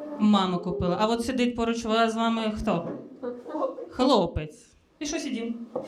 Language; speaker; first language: Ukrainian; non-native, local second language; Russian